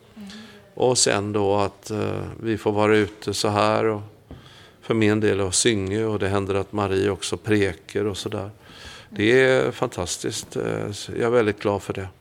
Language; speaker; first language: Swedish; native; Swedish